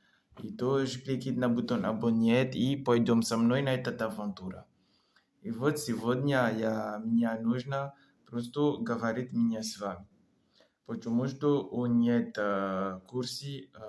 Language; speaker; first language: Russian; non-native, learner; French